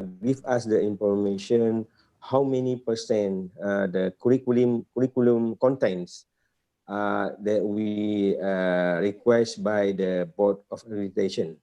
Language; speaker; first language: English; non-native, fluent; Indonesian